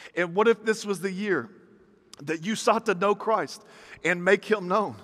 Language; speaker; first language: English; native; English